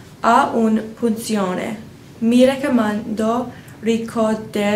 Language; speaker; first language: Italian; non-native, learner; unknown